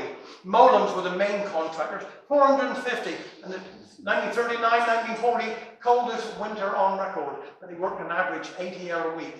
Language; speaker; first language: English; native; English